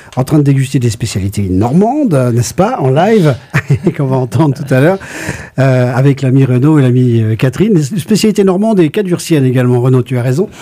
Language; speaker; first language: French; native; French